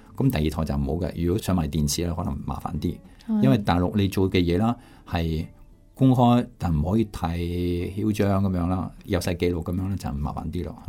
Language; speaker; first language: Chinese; non-native, fluent; French